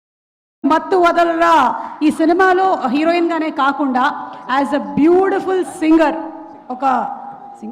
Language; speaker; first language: Telugu; native; Telugu